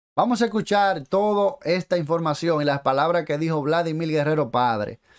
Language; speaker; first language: Spanish; native; Spanish